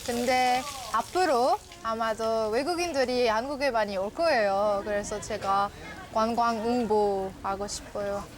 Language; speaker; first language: Korean; non-native, learner; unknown